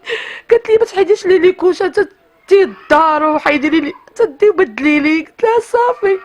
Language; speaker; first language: Arabic; native; Arabic